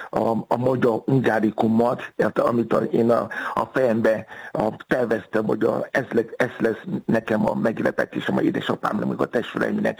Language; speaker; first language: Hungarian; non-native, fluent; Yoruba